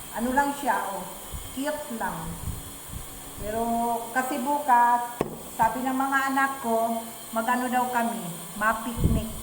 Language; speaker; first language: Filipino; native; Filipino